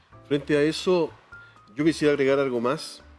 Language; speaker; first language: Spanish; native; Spanish